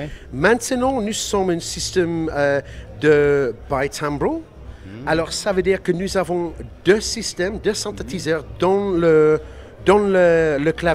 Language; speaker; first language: French; non-native, learner; English